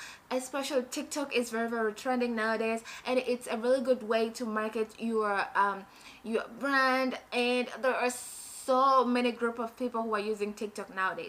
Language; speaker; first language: English; non-native, fluent; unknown